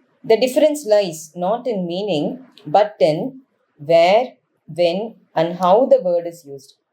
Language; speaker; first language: English; non-native, local second language; Tamil